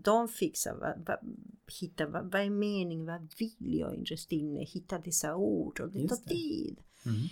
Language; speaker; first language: Swedish; non-native, fluent; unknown